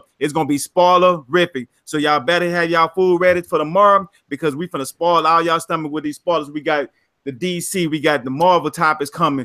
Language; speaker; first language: English; native; English